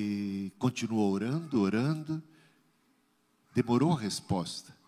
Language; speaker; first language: Portuguese; native; Portuguese